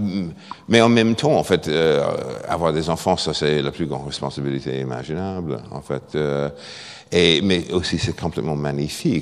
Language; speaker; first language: French; non-native, fluent; English